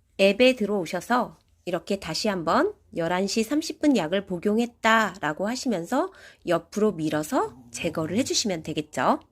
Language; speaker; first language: Korean; native; Korean